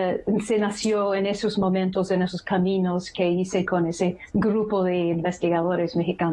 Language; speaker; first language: Spanish; non-native, fluent; English